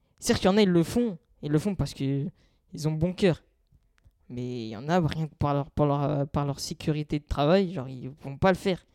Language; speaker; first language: French; native; French